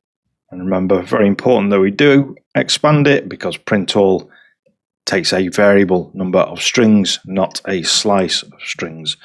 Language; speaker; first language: English; native; English